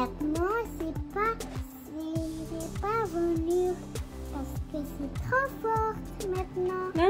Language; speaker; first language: French; early bilingual, other home language; Bangla